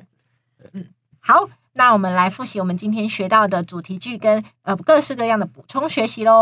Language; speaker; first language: Chinese; native; Chinese